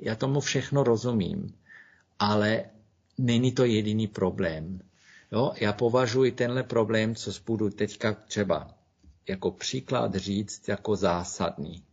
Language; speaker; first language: Czech; non-native, fluent; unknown